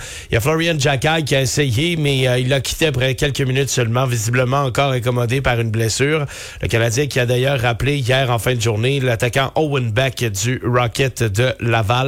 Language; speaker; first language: French; native; French